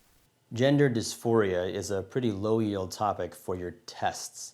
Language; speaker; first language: English; native; English